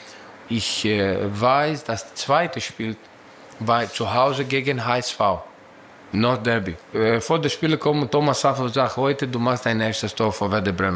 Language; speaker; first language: German; non-native, learner; Greek